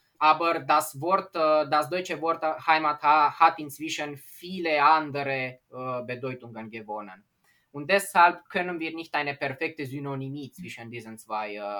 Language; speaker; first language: German; non-native, fluent; Romanian